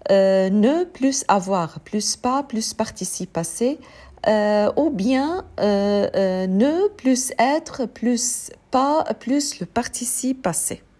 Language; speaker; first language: French; non-native, fluent; Arabic